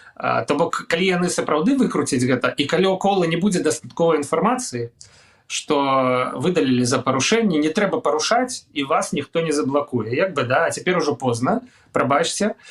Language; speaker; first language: Belarusian; non-native, local second language; Russian